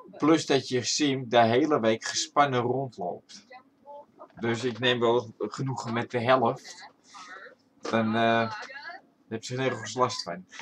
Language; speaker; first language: Dutch; native; Dutch